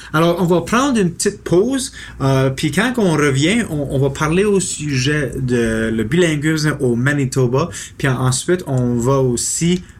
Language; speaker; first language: French; non-native, local second language; English